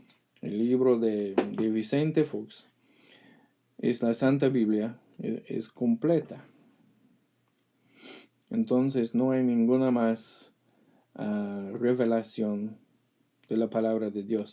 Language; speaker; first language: Spanish; non-native, fluent; English